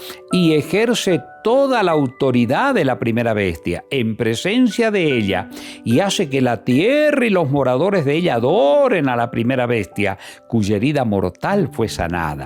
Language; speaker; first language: Spanish; native; Spanish